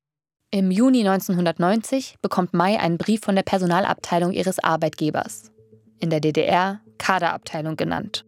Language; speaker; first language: German; native; German